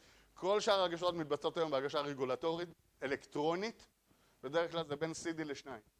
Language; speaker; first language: Hebrew; native; Hebrew